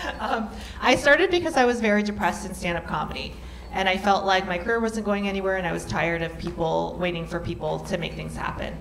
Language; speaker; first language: English; native; English